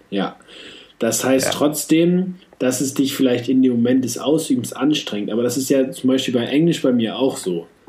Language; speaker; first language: German; native; German